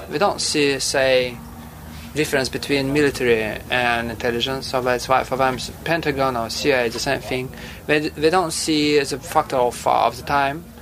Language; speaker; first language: English; non-native, fluent; Russian